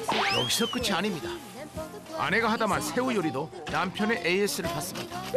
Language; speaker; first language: Korean; native; Korean